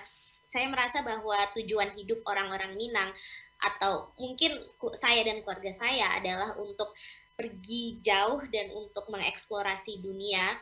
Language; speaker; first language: Indonesian; early bilingual, heritage; English